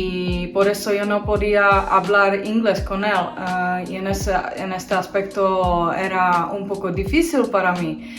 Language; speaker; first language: Spanish; non-native, fluent; Czech